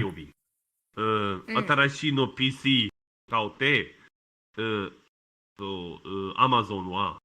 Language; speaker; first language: Japanese; non-native, learner; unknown